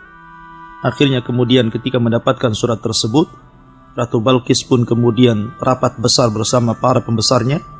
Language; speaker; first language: Indonesian; native; Indonesian